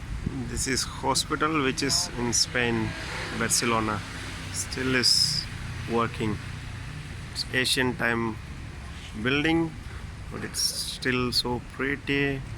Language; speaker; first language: English; non-native, local second language; Tamil